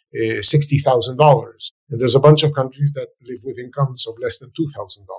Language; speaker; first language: English; non-native, fluent; Spanish